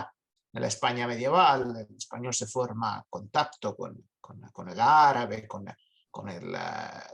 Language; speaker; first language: Spanish; non-native, fluent; Italian